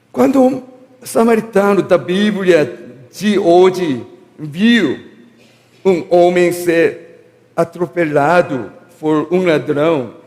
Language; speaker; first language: Portuguese; non-native, learner; Korean